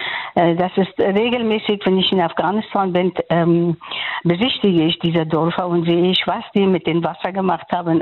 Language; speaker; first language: German; non-native, learner; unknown